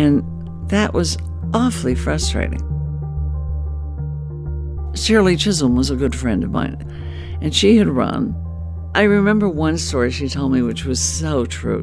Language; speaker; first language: English; native; English